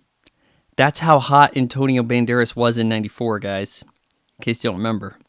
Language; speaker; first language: English; native; English